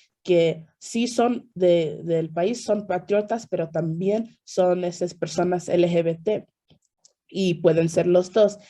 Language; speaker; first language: Spanish; early bilingual, heritage; Spanish